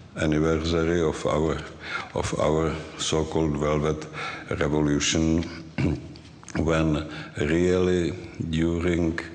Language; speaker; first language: English; non-native, learner; Czech